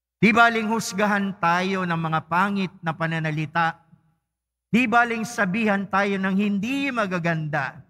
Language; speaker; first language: Filipino; native; Filipino